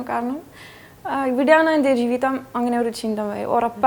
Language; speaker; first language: Malayalam; non-native, fluent; French